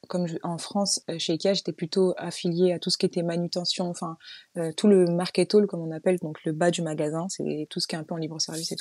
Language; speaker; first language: French; native; French